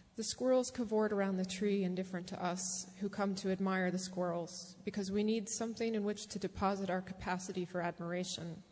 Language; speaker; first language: English; native; English